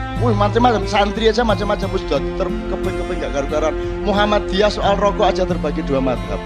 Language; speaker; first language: Indonesian; non-native, local second language; Javanese